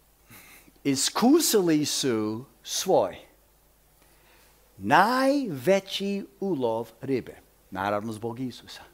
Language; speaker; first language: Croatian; early bilingual, heritage; Croatian